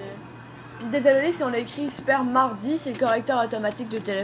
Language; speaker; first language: French; native; French